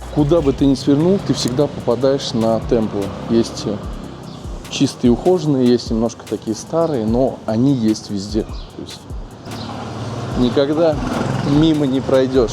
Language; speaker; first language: Russian; native; Russian